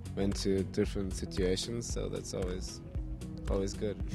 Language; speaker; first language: English; non-native, fluent; German